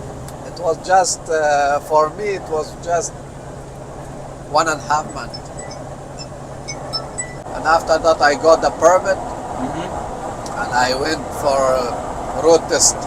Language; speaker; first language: English; non-native, learner; Persian